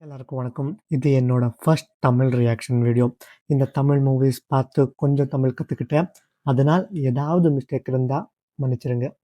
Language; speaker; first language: Tamil; non-native, learner; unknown